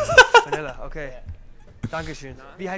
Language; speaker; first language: German; non-native, learner; English